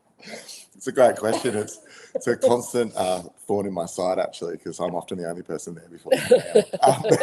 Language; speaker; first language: English; native; English